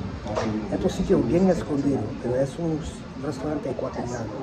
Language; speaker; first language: Spanish; early bilingual, heritage; English